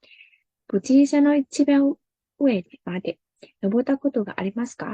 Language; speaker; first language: Japanese; non-native, fluent; Burmese